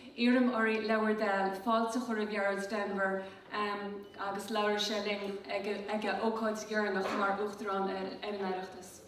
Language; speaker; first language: Irish; native; Irish